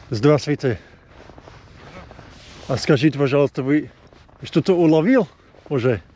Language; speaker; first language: Russian; non-native, learner; English